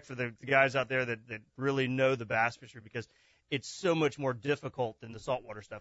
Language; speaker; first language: English; native; English